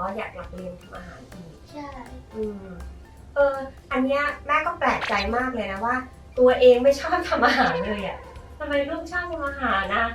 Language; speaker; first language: Thai; native; Thai